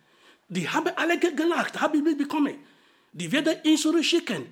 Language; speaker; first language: German; non-native, fluent; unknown